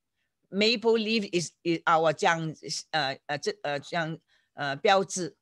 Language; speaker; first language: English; non-native, fluent; Chinese